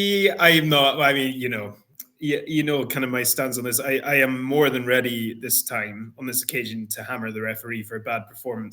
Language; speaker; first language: English; native; English